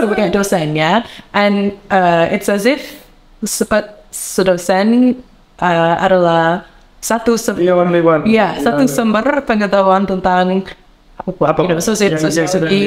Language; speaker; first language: Indonesian; non-native, learner; English